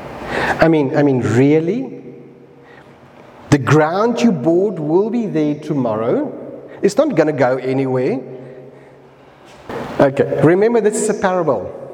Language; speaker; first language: English; non-native, local second language; Afrikaans